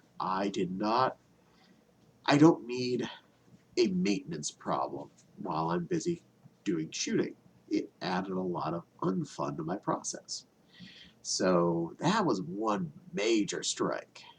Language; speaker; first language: English; native; English